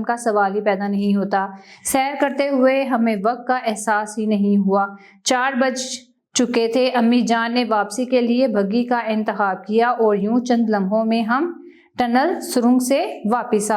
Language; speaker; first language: Urdu; native; Urdu